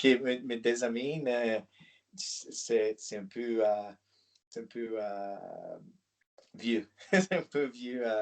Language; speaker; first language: French; non-native, learner; English